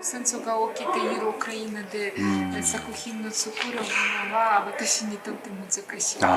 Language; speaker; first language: Japanese; non-native, learner; Ukrainian